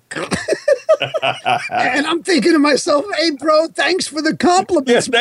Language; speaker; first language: English; early bilingual, other home language; Italian